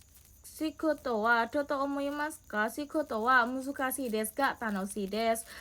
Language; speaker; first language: Japanese; non-native, learner; Indonesian